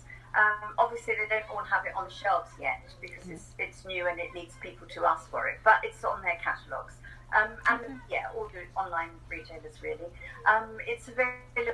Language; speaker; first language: English; native; English